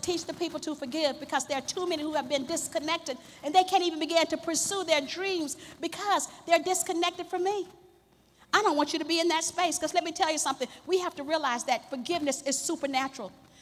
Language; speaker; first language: English; native; English